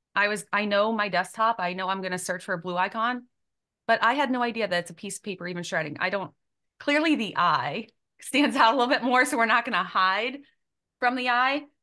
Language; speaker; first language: English; native; English